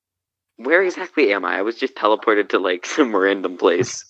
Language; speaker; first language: English; native; English